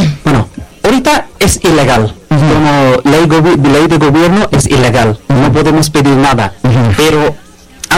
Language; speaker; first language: Spanish; non-native, learner; Bangla